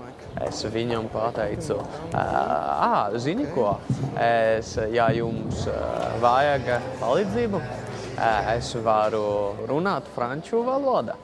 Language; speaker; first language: Latvian; non-native, learner; Italian